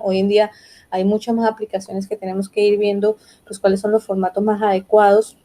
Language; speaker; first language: Spanish; native; Spanish